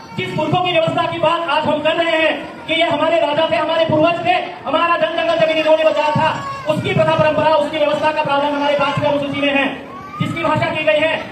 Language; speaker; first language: Hindi; non-native, local second language; Bhili